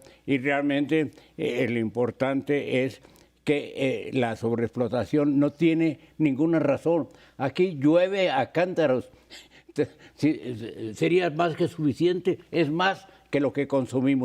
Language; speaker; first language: Spanish; native; Spanish